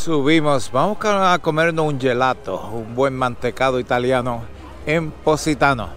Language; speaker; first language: Spanish; native; Spanish